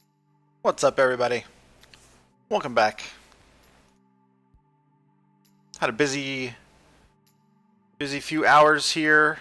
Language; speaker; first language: English; native; English